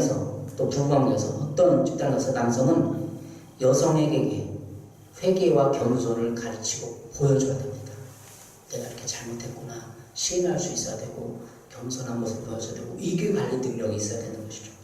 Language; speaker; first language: Korean; native; Korean